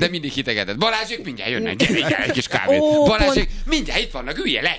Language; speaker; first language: Hungarian; native; Hungarian